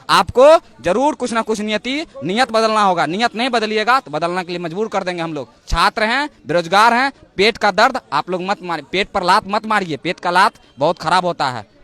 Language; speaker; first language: Hindi; native; Hindi